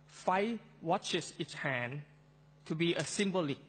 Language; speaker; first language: English; non-native, fluent; Thai